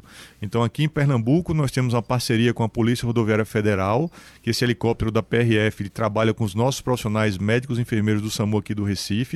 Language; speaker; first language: Portuguese; native; Portuguese